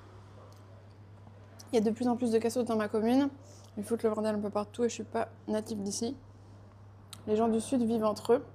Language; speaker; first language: French; native; French